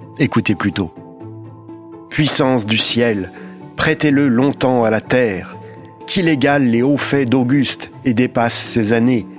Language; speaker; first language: French; native; French